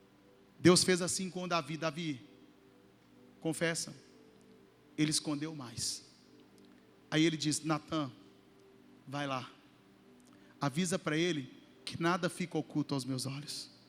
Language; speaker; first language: Portuguese; native; Portuguese